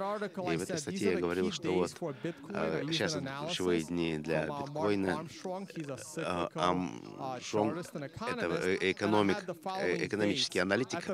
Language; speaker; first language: Russian; native; Russian